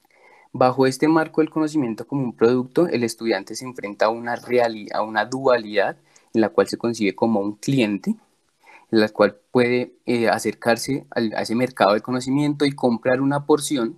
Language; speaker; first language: Spanish; native; Spanish